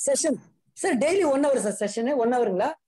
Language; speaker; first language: English; non-native, learner; Tamil